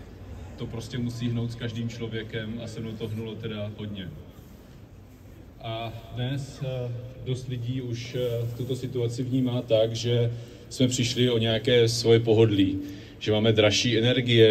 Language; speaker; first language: Czech; native; Czech